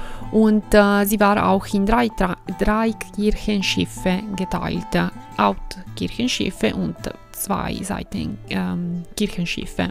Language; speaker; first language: German; non-native, fluent; Italian